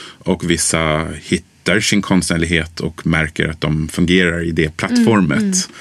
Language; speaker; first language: Swedish; early bilingual, other home language; English